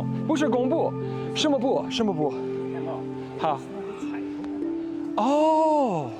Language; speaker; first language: Chinese; non-native, learner; English